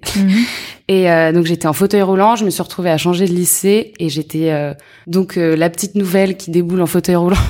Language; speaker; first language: French; native; French